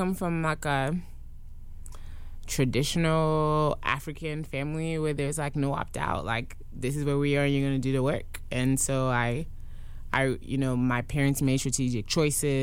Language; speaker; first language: English; non-native, fluent; French